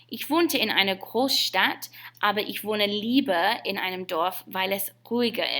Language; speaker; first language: German; non-native, fluent; English